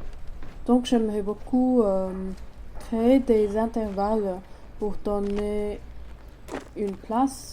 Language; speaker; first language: French; non-native, fluent; Chinese